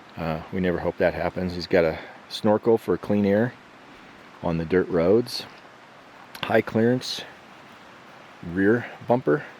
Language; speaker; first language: English; native; English